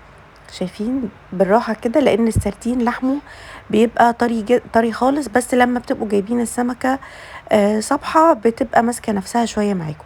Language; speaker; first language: Arabic; native; Arabic